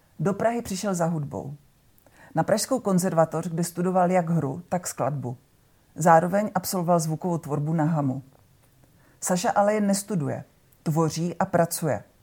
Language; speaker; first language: Czech; native; Czech